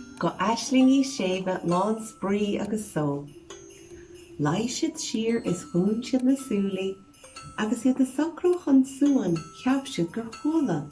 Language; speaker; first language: Irish; native; Irish